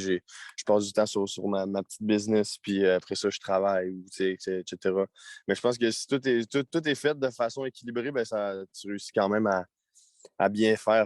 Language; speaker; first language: French; native; French